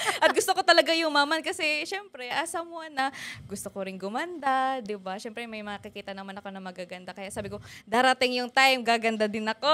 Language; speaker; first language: Filipino; native; Filipino